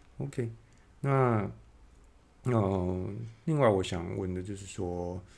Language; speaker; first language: Chinese; native; Chinese